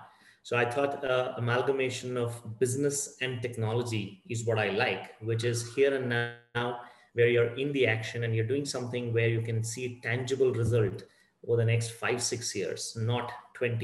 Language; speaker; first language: English; non-native, local second language; Kannada